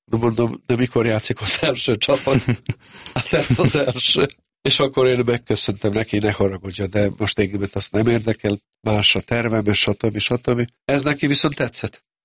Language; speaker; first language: Hungarian; non-native, fluent; Serbian